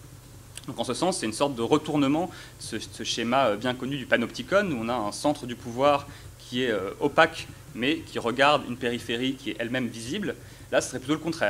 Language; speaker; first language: French; native; French